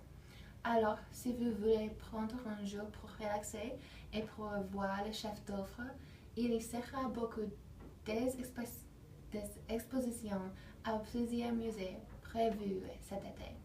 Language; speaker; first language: French; non-native, learner; English